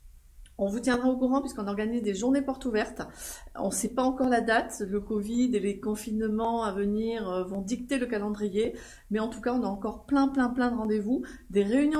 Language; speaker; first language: French; native; French